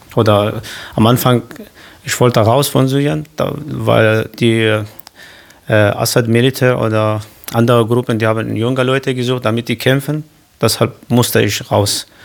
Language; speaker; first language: German; non-native, learner; Kurdish